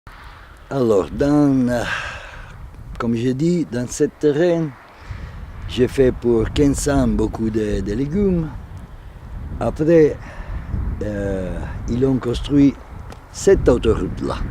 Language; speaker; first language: French; non-native, fluent; Italian